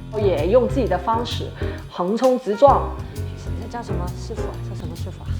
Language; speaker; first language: Chinese; non-native, local second language; Cantonese